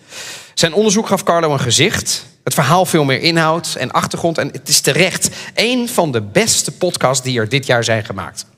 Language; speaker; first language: Dutch; native; Dutch